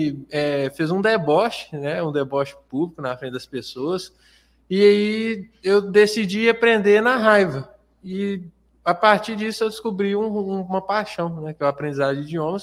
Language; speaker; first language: Portuguese; native; Portuguese